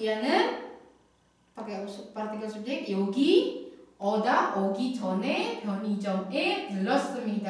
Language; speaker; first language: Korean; non-native, fluent; Indonesian